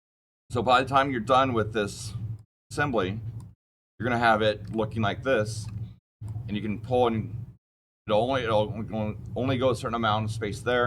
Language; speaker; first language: English; native; English